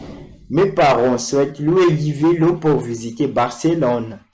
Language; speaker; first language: French; non-native, fluent; Portuguese